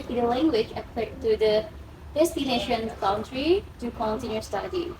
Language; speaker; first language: English; non-native, learner; Indonesian